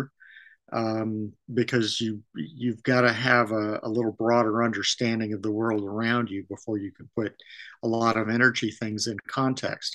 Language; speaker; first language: English; native; English